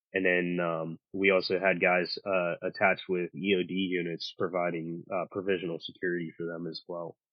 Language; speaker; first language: English; native; English